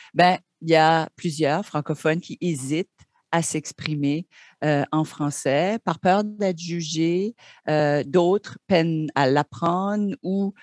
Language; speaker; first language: French; native; French